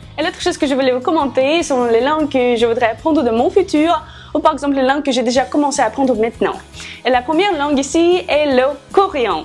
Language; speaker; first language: French; non-native, fluent; Russian